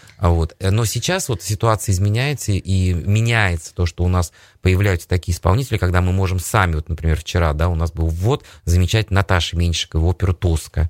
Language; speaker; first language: Russian; native; Russian